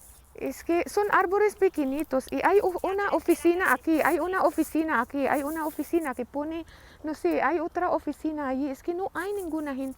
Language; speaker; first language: Spanish; non-native, learner; Filipino